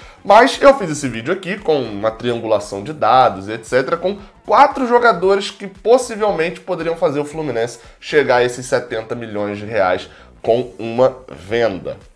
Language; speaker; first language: Portuguese; native; Portuguese